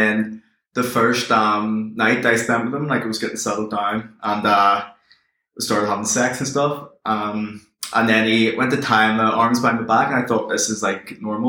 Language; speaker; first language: English; native; English